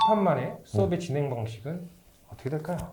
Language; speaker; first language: Korean; native; Korean